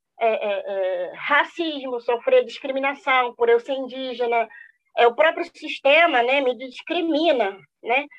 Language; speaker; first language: Portuguese; non-native, local second language; Guarani